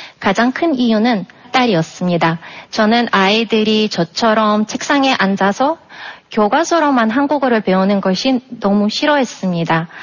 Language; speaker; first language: Korean; non-native, fluent; Russian